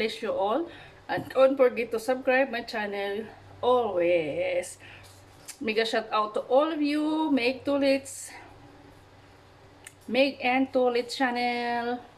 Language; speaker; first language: English; non-native, learner; Cebuano